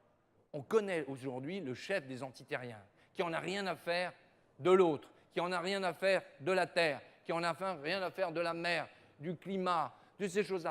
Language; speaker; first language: French; native; French